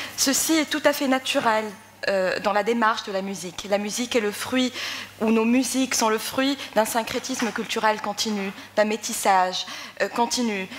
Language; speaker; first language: French; non-native, local second language; Arabic